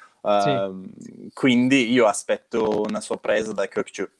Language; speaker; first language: Italian; non-native, fluent; Turkish